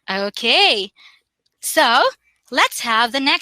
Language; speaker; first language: English; non-native, local second language; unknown